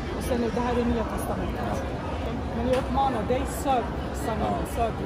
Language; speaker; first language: Swedish; non-native, fluent; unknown